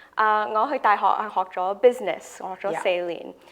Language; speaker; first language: Cantonese; non-native, local second language; English